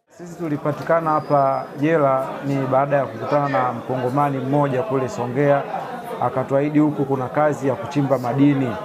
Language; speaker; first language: Swahili; native; Swahili